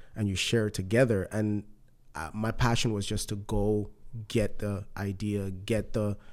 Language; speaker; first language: English; non-native, local second language; Yoruba